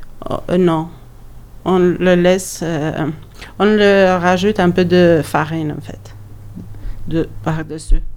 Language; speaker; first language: French; non-native, learner; Albanian